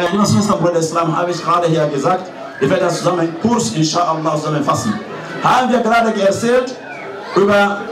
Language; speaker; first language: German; non-native, learner; Fula